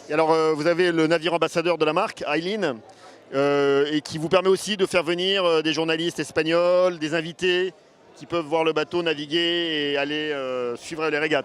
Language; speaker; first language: French; native; French